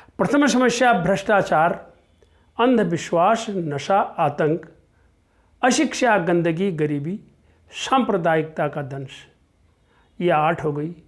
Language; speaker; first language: Hindi; non-native, local second language; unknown